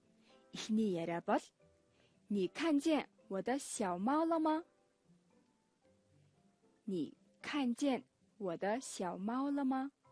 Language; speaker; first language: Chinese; non-native, fluent; Mongolian